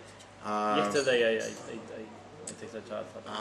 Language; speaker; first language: English; non-native, learner; Spanish